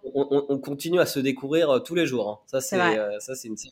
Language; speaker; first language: French; native; French